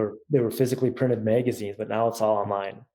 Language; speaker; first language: English; native; English